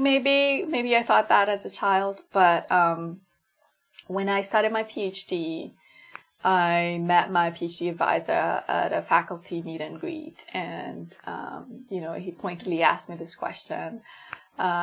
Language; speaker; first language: English; non-native, local second language; Ganda